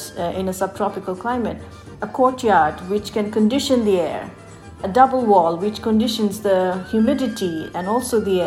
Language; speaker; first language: English; non-native, local second language; Bangla